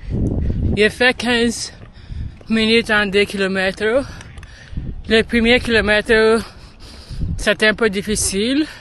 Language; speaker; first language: French; non-native, learner; English